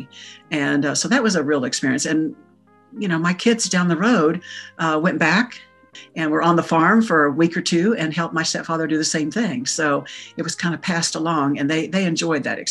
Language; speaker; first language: English; native; English